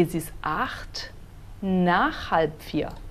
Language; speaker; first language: German; non-native, fluent; Portuguese